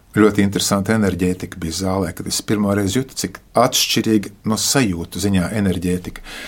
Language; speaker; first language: Latvian; native; Latvian